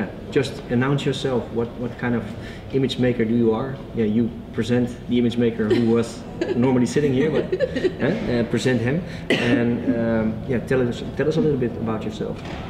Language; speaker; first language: English; non-native, fluent; Dutch